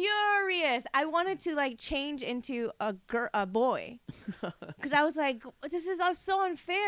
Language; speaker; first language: English; early bilingual, other home language; Korean